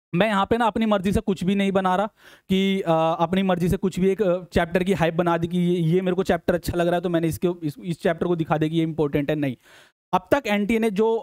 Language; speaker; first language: Hindi; native; Hindi